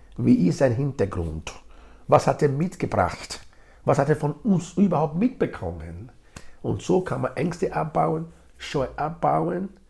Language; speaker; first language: German; non-native, fluent; Bini